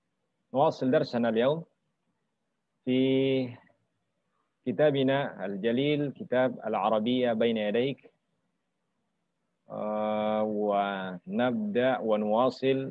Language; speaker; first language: Arabic; non-native, fluent; Indonesian